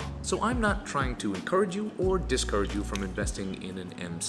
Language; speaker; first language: English; native; English